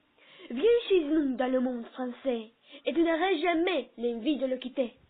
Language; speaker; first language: French; non-native, learner; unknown